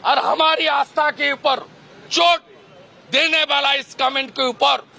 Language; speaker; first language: Hindi; non-native, local second language; Bangla